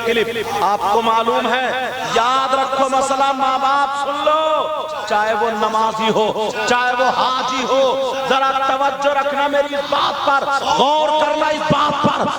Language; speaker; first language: Urdu; native; Urdu